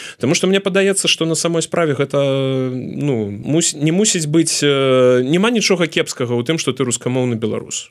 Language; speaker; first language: Belarusian; non-native, local second language; Russian